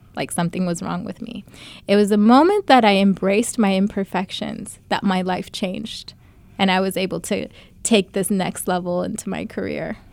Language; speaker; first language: English; early bilingual, other home language; Bangla